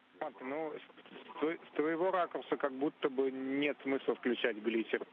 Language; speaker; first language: Russian; native; Russian